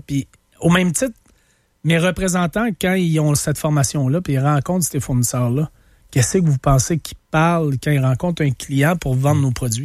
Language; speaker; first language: French; native; French